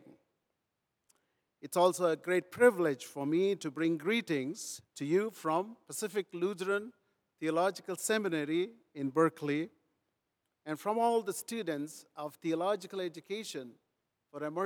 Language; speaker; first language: English; non-native, local second language; Telugu